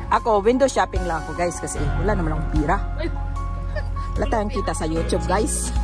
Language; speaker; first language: Filipino; non-native, local second language; Cebuano